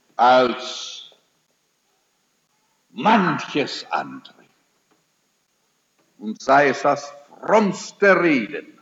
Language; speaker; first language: German; early bilingual, heritage; German